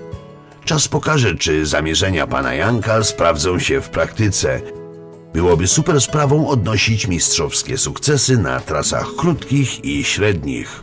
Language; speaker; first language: Polish; native; Polish